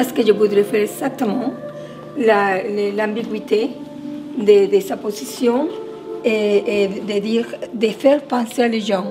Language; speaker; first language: French; non-native, fluent; Spanish